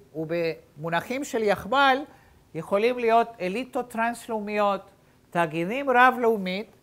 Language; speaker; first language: Hebrew; native; Hebrew